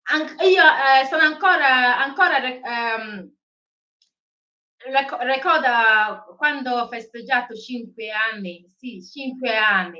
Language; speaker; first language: Italian; non-native, learner; Igbo